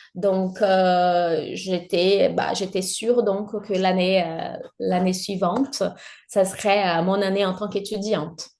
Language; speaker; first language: French; non-native, fluent; Portuguese